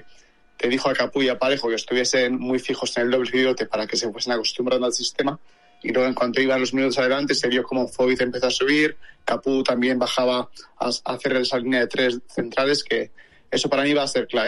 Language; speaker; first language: Spanish; native; Spanish